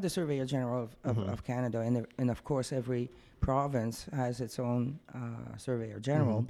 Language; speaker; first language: English; non-native, fluent; French